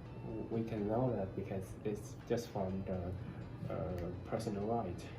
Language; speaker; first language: English; non-native, learner; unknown